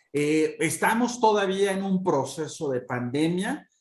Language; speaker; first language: Spanish; native; Spanish